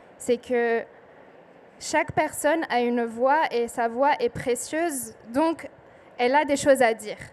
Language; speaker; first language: French; non-native, local second language; Arabic